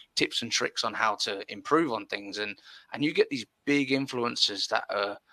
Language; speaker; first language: English; early bilingual, other home language; Spanish